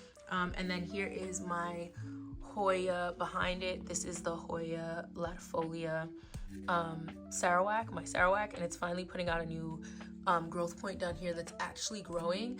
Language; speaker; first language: English; native; English